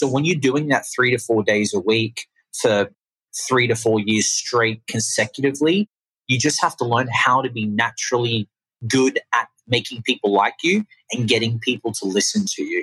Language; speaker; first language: English; native; English